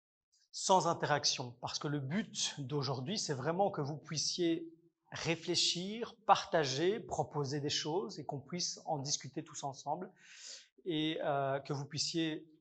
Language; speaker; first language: French; native; French